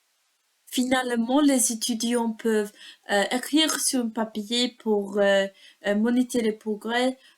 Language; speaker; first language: French; non-native, learner; English